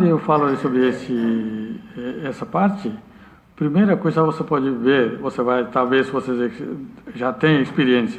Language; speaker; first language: Portuguese; non-native, learner; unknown